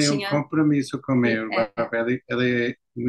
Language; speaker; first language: Portuguese; non-native, learner; English